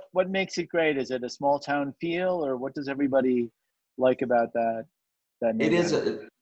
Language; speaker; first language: English; native; English